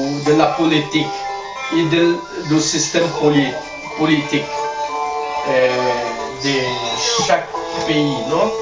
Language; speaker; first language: French; non-native, learner; Spanish